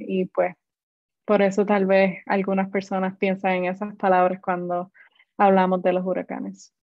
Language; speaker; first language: Spanish; native; Spanish